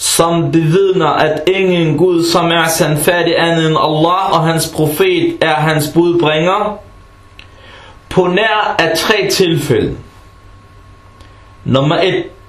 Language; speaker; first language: Danish; non-native, fluent; Arabic